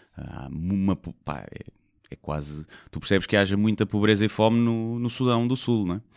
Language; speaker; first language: Portuguese; native; Portuguese